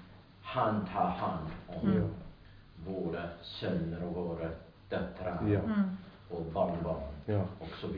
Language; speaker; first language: Swedish; non-native, learner; English